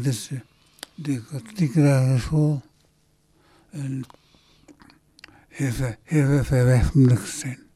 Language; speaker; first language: Dutch; early bilingual, other home language; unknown